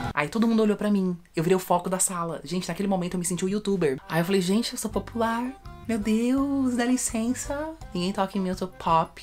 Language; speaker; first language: Portuguese; early bilingual, heritage; Portuguese